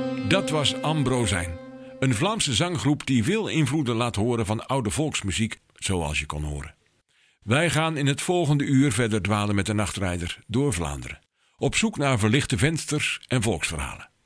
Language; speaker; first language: Dutch; native; Dutch